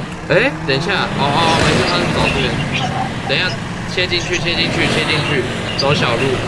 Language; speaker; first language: Chinese; native; Chinese